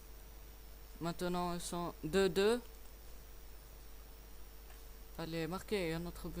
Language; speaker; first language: French; non-native, learner; English